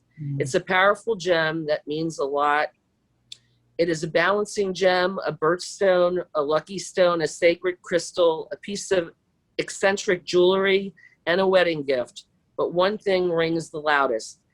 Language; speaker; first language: English; native; English